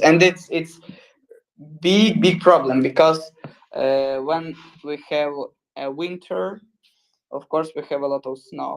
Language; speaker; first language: English; non-native, learner; Ukrainian